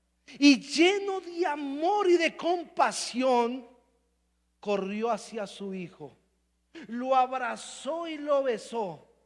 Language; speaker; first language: Spanish; native; Spanish